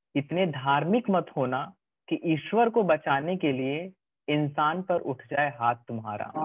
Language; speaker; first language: Hindi; native; Hindi